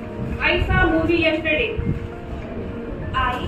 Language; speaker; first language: English; non-native, learner; Hindi